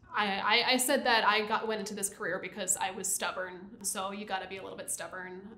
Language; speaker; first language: English; native; English